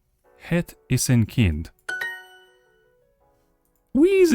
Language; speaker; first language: Dutch; non-native, learner; English